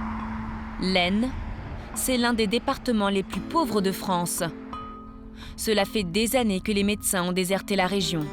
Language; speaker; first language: French; native; French